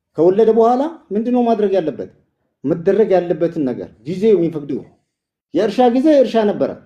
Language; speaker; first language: Amharic; non-native, local second language; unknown